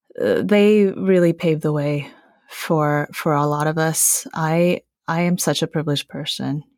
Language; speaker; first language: English; early bilingual, other home language; Chinese